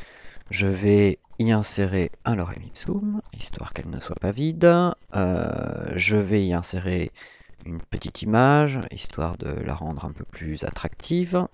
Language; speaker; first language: French; native; French